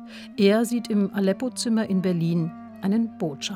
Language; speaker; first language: German; native; German